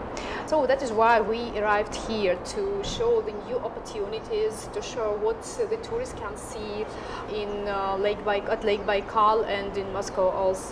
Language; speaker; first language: English; non-native, fluent; Russian